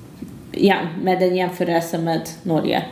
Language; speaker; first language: Swedish; non-native, fluent; Hungarian